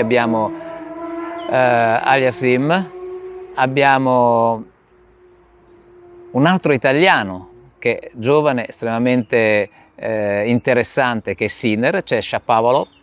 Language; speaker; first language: Italian; native; Italian